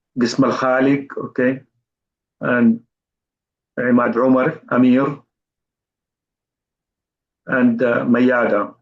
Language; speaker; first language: Arabic; native; Arabic